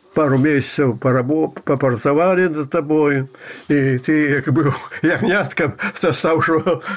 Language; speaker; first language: Russian; non-native, local second language; Belarusian